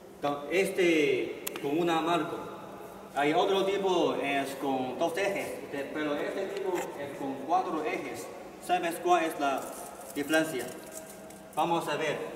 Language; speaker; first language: Spanish; non-native, learner; Chinese